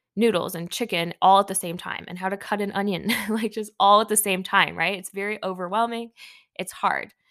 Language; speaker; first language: English; early bilingual, other home language; Hindi